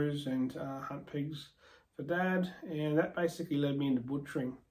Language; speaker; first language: English; native; English